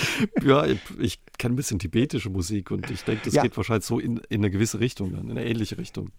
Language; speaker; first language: German; native; German